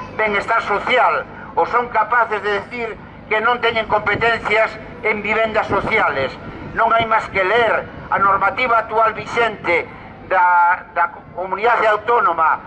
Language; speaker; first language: Galician; non-native, local second language; Spanish